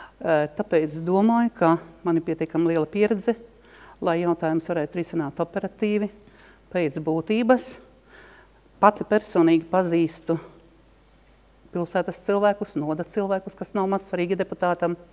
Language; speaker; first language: Latvian; native; Latvian